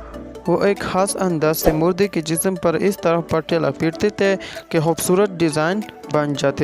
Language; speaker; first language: Urdu; native; Urdu